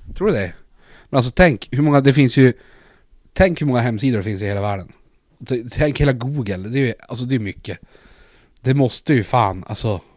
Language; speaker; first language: Swedish; native; Swedish